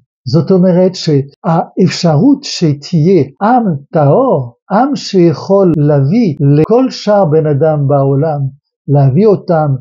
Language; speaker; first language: Hebrew; non-native, fluent; French